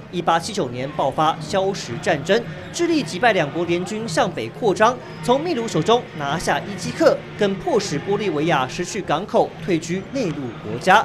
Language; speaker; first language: Chinese; native; Chinese